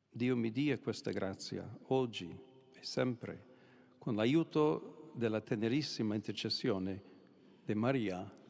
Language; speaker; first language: Italian; non-native, fluent; English